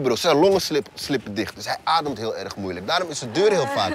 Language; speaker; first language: Dutch; native; Dutch